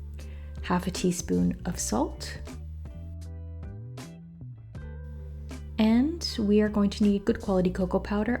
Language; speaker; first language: English; native; English